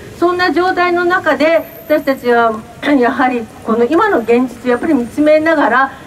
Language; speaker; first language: Japanese; native; Japanese